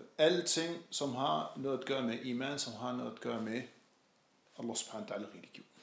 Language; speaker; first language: Danish; non-native, fluent; Arabic